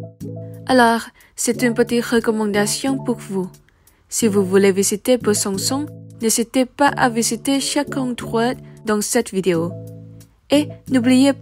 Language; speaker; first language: French; non-native, fluent; Thai